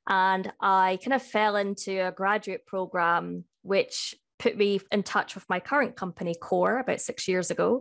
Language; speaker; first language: English; native; English